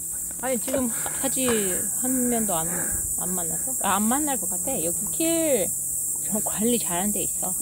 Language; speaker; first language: Korean; non-native, fluent; Russian